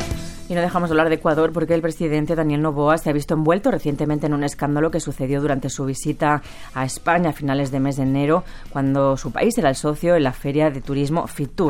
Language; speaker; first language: Spanish; native; Spanish